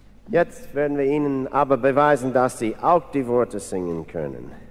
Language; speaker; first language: German; non-native, learner; English